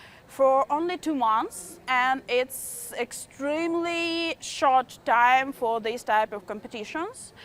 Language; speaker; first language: English; non-native, fluent; Ukrainian